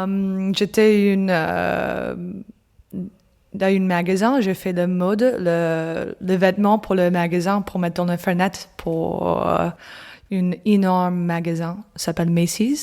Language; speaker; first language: French; non-native, learner; English